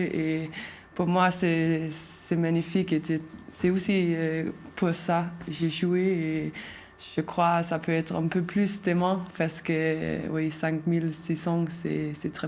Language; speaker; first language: French; non-native, learner; Danish